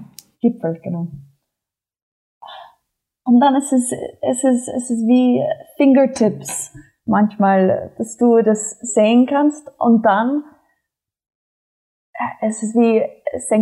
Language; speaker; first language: German; non-native, fluent; English